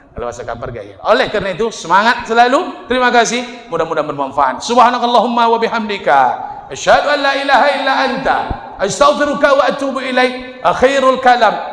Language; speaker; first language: Malay; native; Malay